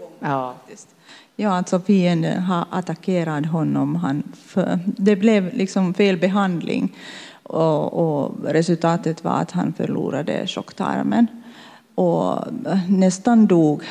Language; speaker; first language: Swedish; non-native, fluent; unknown